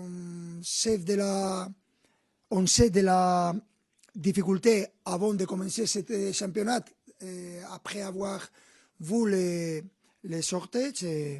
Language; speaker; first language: French; non-native, fluent; Spanish